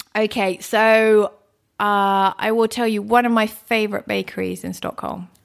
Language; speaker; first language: English; early bilingual, other home language; German